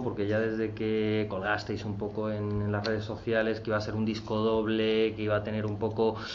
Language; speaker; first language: Spanish; native; Spanish